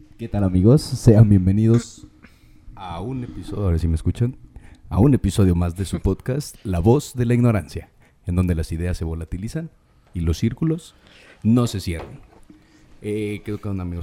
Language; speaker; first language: Spanish; native; Spanish